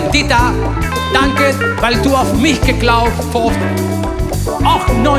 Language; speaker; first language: German; non-native, learner; Spanish